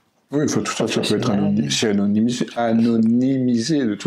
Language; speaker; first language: French; native; French